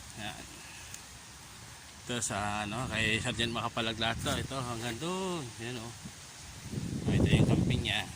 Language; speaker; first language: Filipino; native; Filipino